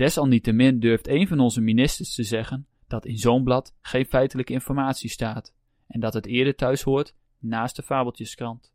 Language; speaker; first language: Dutch; native; Dutch